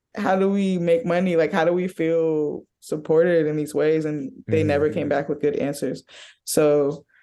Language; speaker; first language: English; native; English